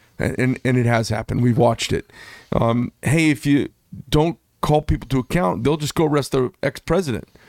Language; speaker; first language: English; native; English